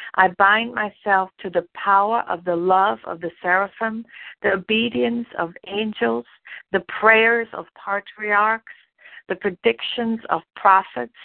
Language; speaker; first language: English; non-native, fluent; German